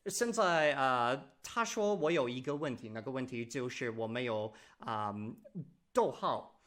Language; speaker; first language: Chinese; non-native, learner; English